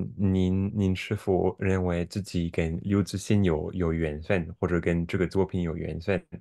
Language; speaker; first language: Chinese; non-native, fluent; French